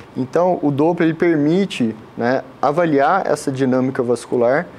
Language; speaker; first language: Portuguese; native; Portuguese